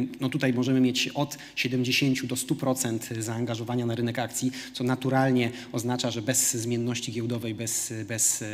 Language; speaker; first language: Polish; native; Polish